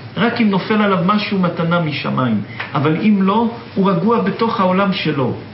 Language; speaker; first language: Hebrew; native; Hebrew